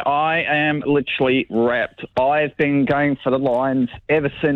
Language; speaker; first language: English; native; English